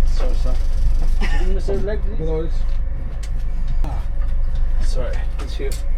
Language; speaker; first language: English; non-native, learner; Arabic